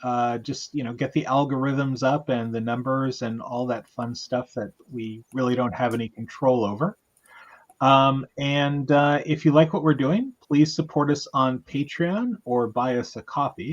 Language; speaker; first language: English; native; English